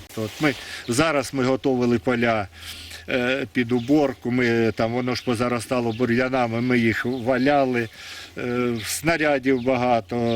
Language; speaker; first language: Ukrainian; native; Ukrainian